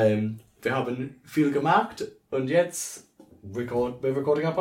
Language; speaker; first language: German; non-native, learner; English